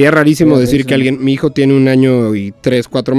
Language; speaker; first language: Spanish; native; Spanish